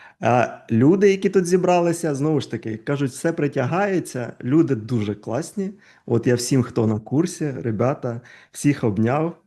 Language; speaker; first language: Ukrainian; native; Ukrainian